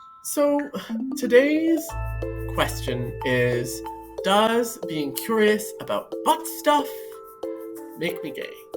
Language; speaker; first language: English; native; English